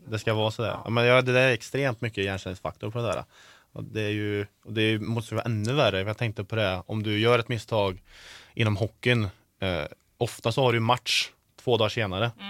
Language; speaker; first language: Swedish; native; Swedish